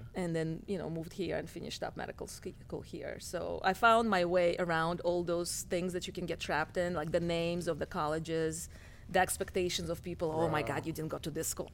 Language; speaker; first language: English; non-native, fluent; Russian